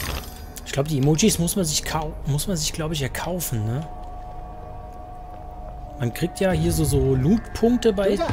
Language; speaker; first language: German; native; German